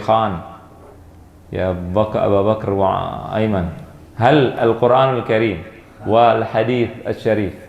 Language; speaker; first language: Arabic; non-native, fluent; Indonesian